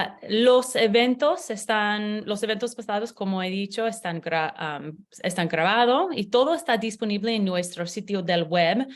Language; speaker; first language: Spanish; non-native, learner; English